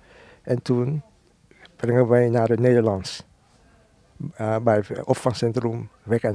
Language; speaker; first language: Dutch; non-native, learner; Vietnamese